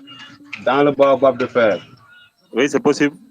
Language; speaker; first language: French; non-native, local second language; Wolof